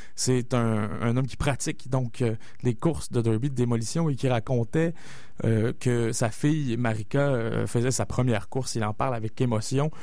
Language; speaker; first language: French; native; French